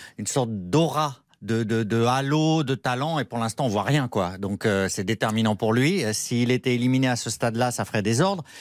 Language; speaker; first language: French; native; French